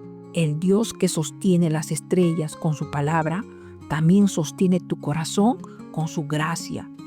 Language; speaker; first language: Spanish; native; Spanish